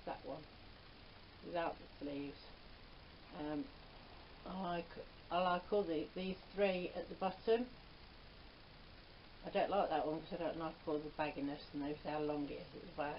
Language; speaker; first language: English; native; English